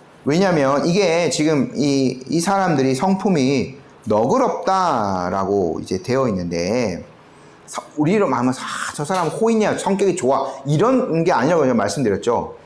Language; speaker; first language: Korean; native; Korean